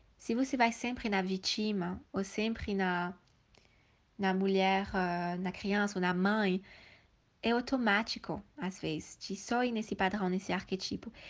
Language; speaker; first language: Portuguese; early bilingual, heritage; Portuguese